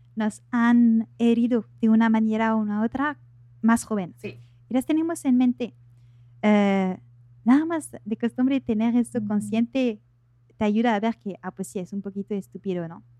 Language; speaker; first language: Spanish; non-native, fluent; French